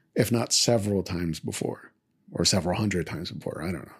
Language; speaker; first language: English; native; English